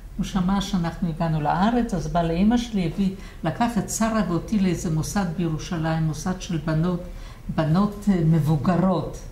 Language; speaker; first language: Hebrew; early bilingual, other home language; Yiddish